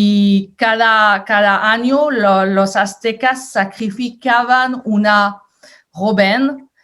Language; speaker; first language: Spanish; non-native, fluent; French